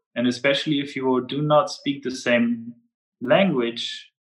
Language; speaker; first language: English; non-native, fluent; German